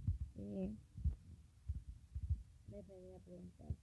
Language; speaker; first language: Spanish; native; Spanish